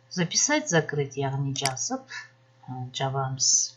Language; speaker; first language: Russian; non-native, local second language; Kazakh